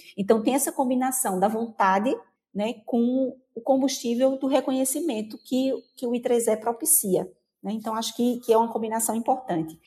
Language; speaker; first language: Portuguese; native; Portuguese